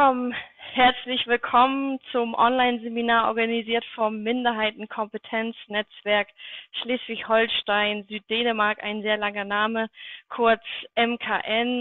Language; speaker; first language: German; native; German